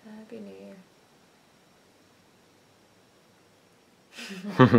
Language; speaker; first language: English; native; English